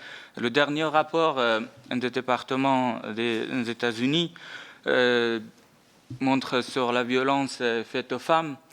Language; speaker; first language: French; non-native, fluent; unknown